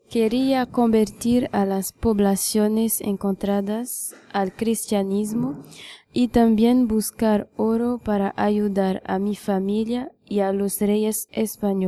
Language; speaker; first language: Spanish; non-native, learner; French